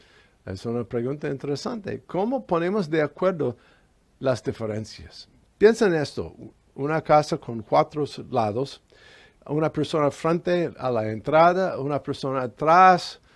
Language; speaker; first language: Spanish; non-native, fluent; English